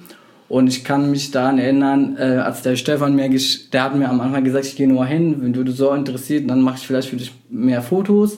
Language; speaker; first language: German; non-native, fluent; Arabic